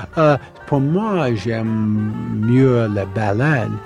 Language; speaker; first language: French; non-native, learner; English